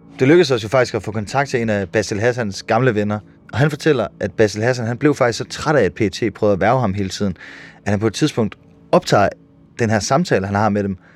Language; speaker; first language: Danish; native; Danish